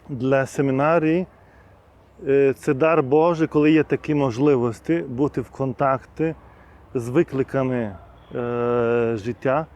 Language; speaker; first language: Ukrainian; non-native, fluent; Lithuanian